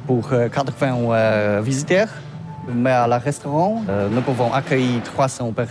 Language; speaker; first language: French; non-native, learner; Polish